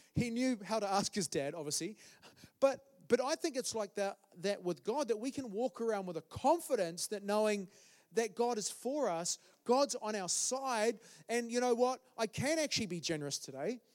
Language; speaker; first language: English; native; English